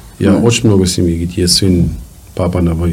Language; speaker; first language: Russian; non-native, learner; German